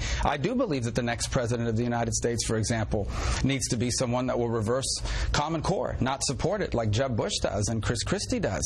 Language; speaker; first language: English; native; English